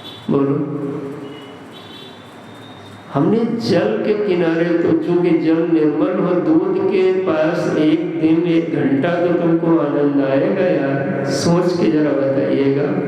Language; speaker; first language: Hindi; native; Hindi